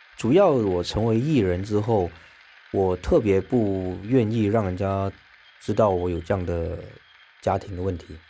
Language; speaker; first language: Chinese; native; Chinese